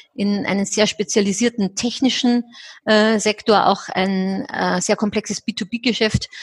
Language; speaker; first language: German; native; German